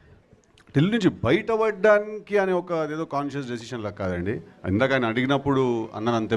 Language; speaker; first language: Telugu; native; Telugu